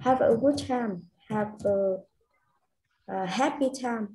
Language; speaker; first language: English; non-native, learner; Vietnamese